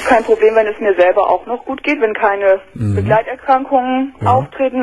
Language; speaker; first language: German; native; German